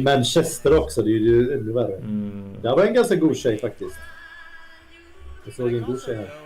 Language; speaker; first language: Swedish; native; Swedish